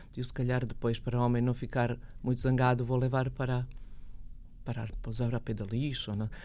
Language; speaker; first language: Portuguese; non-native, fluent; Bosnian